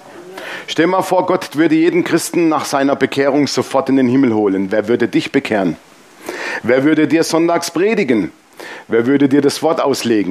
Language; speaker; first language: German; native; German